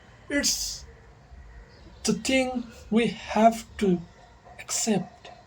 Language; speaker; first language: English; non-native, local second language; Nepali